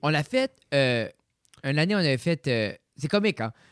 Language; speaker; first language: French; native; French